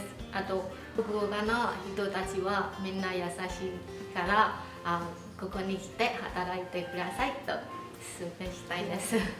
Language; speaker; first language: Japanese; non-native, fluent; Burmese